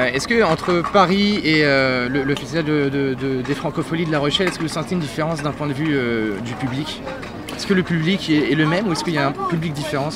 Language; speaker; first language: French; native; French